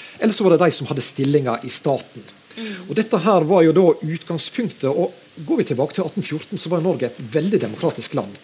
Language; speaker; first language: Norwegian; native; Norwegian